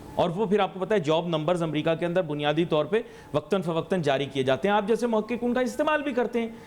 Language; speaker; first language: Urdu; native; Urdu